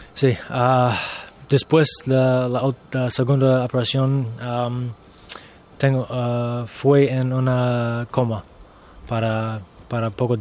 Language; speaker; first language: Spanish; non-native, learner; English